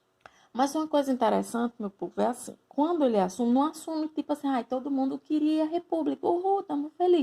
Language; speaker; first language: Portuguese; native; Portuguese